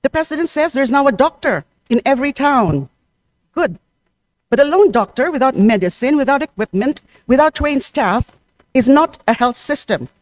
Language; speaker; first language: English; non-native, local second language; Filipino